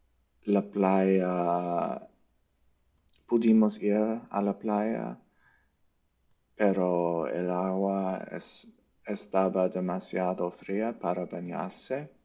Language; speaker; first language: Spanish; non-native, learner; English